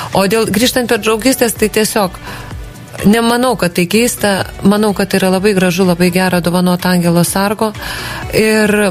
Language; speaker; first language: Lithuanian; native; Lithuanian